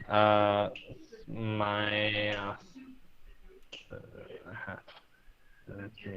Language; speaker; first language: English; non-native, learner; Vietnamese